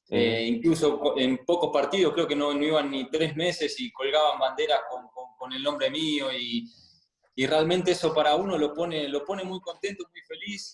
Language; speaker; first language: Spanish; native; Spanish